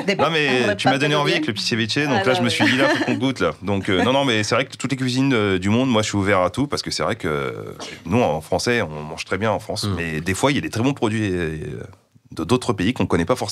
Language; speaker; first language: French; native; French